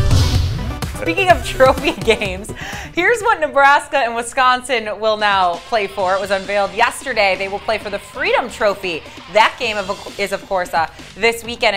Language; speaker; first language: English; native; English